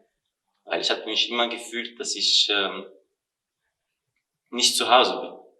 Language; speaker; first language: German; non-native, learner; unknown